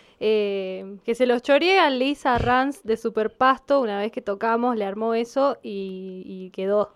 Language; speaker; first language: Spanish; native; Spanish